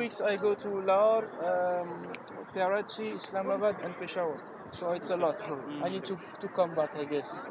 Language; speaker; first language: English; non-native, learner; French